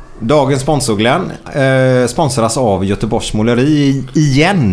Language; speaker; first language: Swedish; native; Swedish